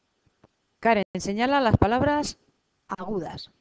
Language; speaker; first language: Spanish; native; Spanish